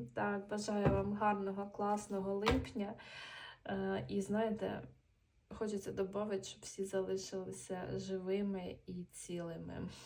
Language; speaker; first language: Ukrainian; non-native, local second language; Russian